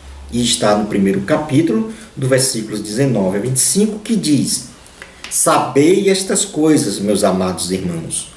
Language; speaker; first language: Portuguese; native; Portuguese